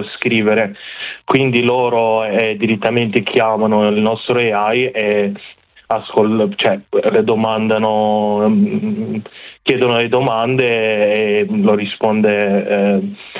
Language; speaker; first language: Italian; non-native, fluent; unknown